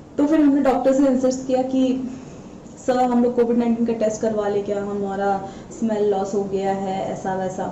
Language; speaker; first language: Hindi; non-native, local second language; Malayalam